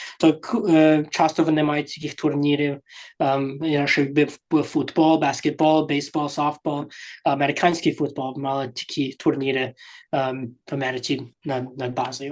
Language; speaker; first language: Polish; early bilingual, heritage; English